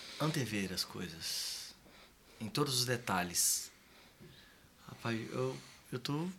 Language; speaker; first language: Portuguese; native; Portuguese